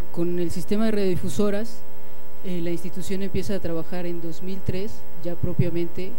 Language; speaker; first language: Spanish; native; Spanish